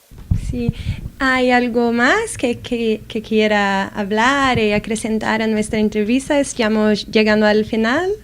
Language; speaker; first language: Spanish; non-native, fluent; Portuguese